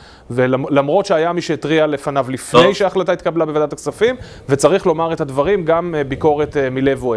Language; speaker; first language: Hebrew; native; Hebrew